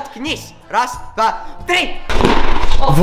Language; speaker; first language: Russian; early bilingual, heritage; Russian